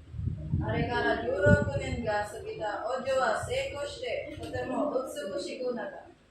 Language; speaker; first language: Japanese; non-native, learner; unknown